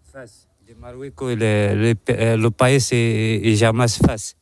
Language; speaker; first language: Spanish; non-native, learner; Arabic